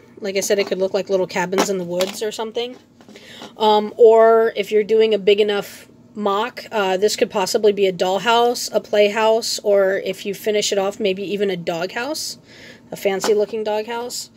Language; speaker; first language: English; native; English